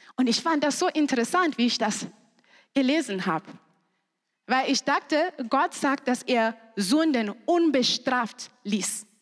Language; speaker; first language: German; non-native, fluent; Shona